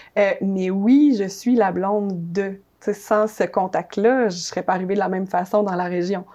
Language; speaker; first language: French; native; French